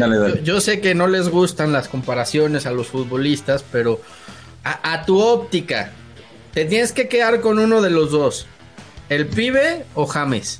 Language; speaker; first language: Spanish; native; Spanish